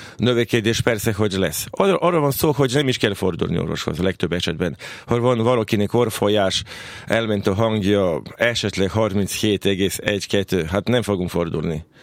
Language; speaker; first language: Hungarian; non-native, local second language; Serbian